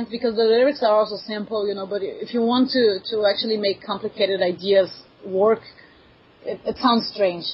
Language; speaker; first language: English; non-native, fluent; Portuguese